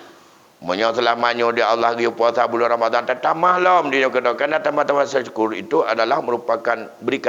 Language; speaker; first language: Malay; non-native, local second language; Achinese